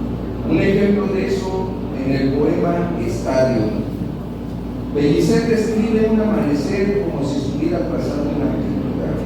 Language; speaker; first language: Spanish; native; Spanish